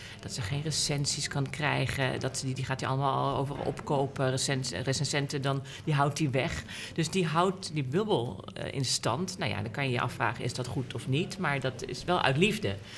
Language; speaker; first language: Dutch; native; Dutch